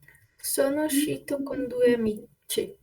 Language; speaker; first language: Italian; non-native, learner; Portuguese